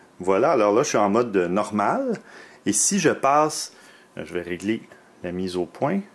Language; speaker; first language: French; native; French